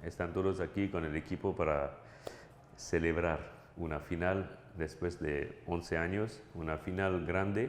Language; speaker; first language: Spanish; non-native, fluent; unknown